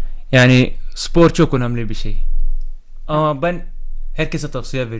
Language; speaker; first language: Turkish; non-native, learner; Arabic